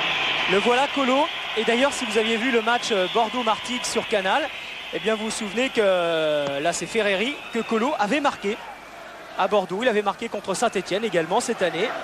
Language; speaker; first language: French; native; French